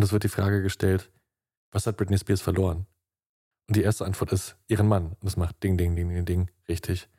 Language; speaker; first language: German; native; German